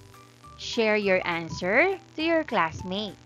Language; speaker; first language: English; non-native, local second language; Filipino